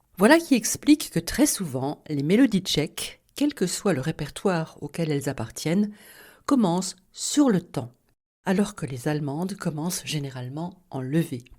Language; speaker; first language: French; native; French